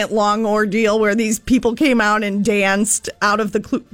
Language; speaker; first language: English; native; English